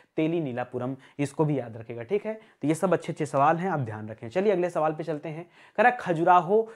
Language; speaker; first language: Hindi; native; Hindi